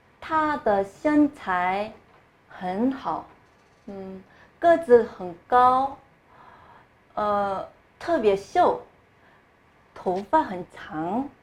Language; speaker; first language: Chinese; non-native, learner; Korean